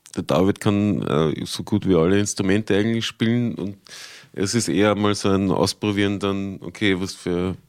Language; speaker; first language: German; native; German